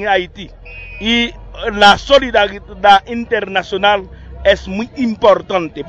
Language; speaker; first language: Spanish; non-native, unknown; Haitian Creole